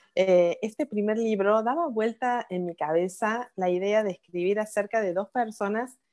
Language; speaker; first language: Spanish; native; Spanish